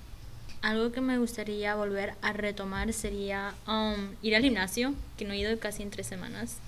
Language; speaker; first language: Spanish; early bilingual, heritage; Spanish